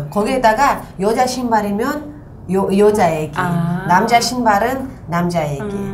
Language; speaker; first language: Korean; non-native, local second language; Uzbek